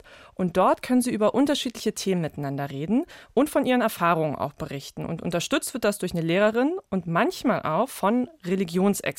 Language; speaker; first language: German; native; German